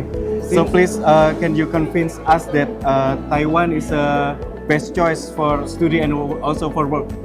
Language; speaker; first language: English; non-native, learner; Indonesian